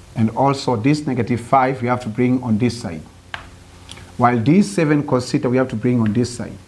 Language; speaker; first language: English; non-native, local second language; Swahili